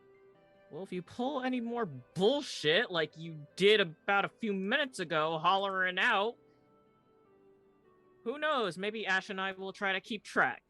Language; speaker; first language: English; native; English